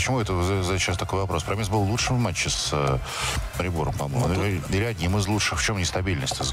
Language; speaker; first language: Russian; native; Russian